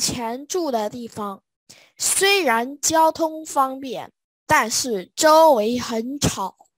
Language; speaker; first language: Chinese; non-native, fluent; Vietnamese